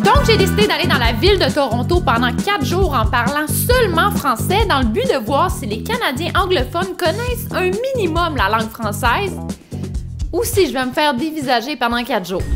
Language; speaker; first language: French; native; French